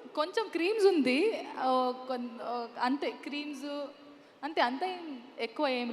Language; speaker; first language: Telugu; non-native, learner; Kannada